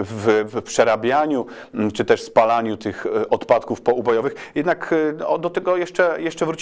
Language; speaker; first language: Polish; native; Polish